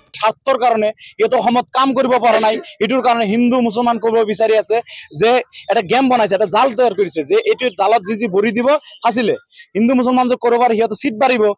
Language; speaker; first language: Assamese; native; Assamese